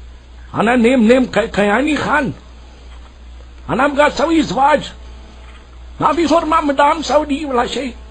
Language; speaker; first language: Arabic; non-native, learner; Urdu